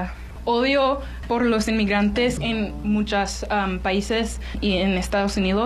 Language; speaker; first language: Spanish; non-native, learner; English